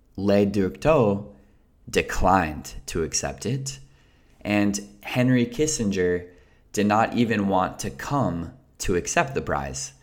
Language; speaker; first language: English; native; English